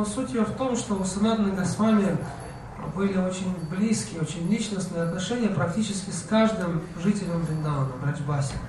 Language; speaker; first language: Russian; native; Russian